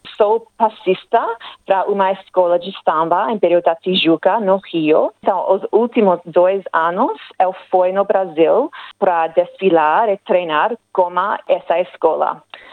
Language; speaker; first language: Portuguese; non-native, learner; English